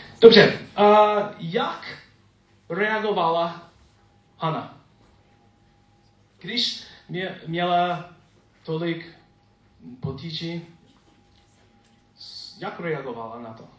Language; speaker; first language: Czech; non-native, learner; English